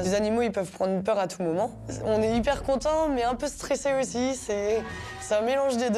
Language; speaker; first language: French; native; French